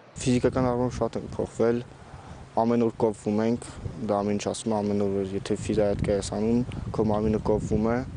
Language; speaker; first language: Armenian; early bilingual, heritage; Armenian